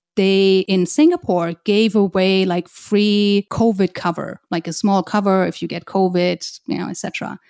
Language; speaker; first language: English; non-native, fluent; German